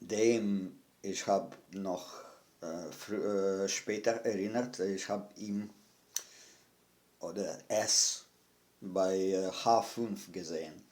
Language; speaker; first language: German; non-native, fluent; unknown